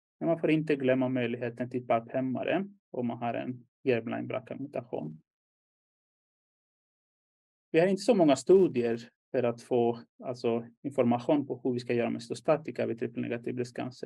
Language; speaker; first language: Swedish; non-native, fluent; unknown